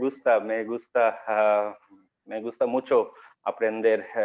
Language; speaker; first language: Spanish; non-native, learner; Bangla